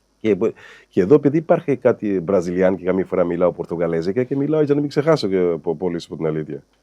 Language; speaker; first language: Greek; non-native, fluent; Kabuverdianu